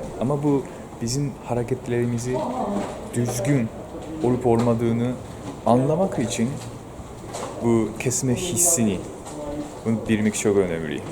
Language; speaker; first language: Turkish; non-native, fluent; Japanese